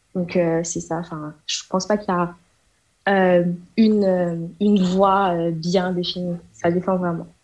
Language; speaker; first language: French; non-native, local second language; Wolof